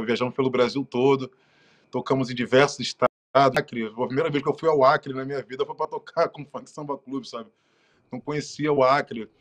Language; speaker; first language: Portuguese; native; Portuguese